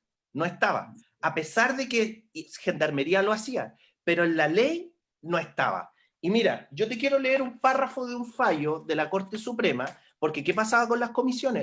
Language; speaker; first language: Spanish; native; Spanish